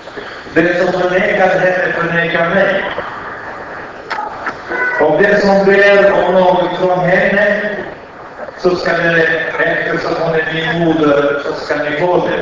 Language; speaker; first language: Swedish; non-native, fluent; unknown